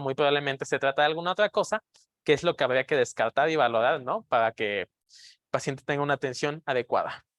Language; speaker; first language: Spanish; native; Spanish